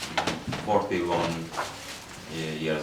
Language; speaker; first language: English; non-native, learner; Hungarian